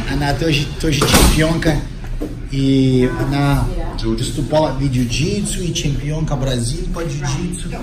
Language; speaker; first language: Russian; non-native, learner; Portuguese